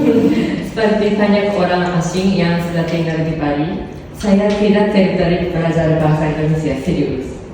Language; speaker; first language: Indonesian; non-native, fluent; Japanese